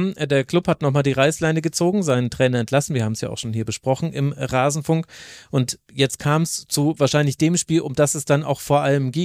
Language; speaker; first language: German; native; German